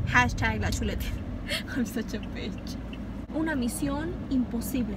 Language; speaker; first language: Spanish; early bilingual, heritage; Spanish